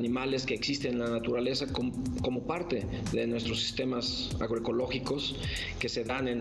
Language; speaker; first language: Spanish; native; Spanish